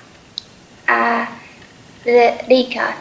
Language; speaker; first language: Japanese; non-native, learner; English